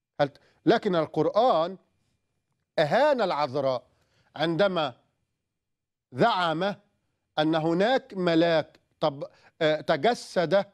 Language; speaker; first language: Arabic; native; Arabic